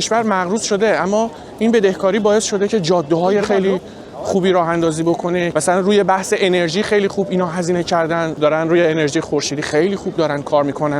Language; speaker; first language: Persian; native; Persian